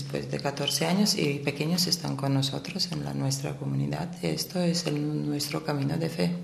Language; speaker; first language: Spanish; non-native, fluent; Armenian